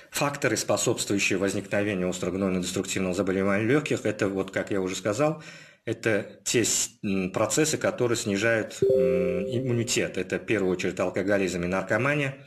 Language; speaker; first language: Russian; non-native, local second language; Uzbek